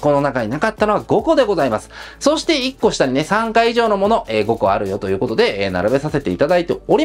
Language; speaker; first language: Japanese; native; Japanese